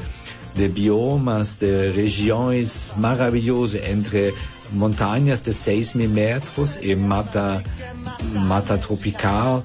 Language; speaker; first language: Portuguese; non-native, fluent; German